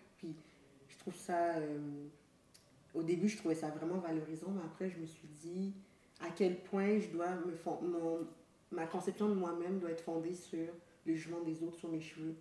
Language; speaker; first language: French; native; French